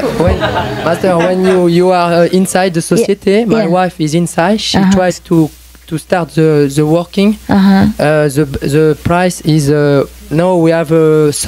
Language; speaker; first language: English; non-native, learner; French